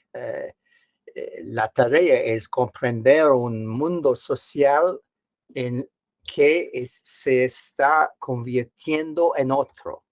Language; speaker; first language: Spanish; non-native, learner; English